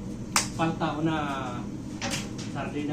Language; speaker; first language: Spanish; non-native, learner; Filipino